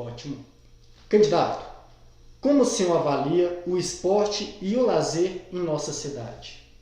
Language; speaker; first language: Portuguese; native; Portuguese